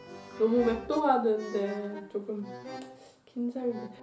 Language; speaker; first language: Korean; non-native, learner; Dutch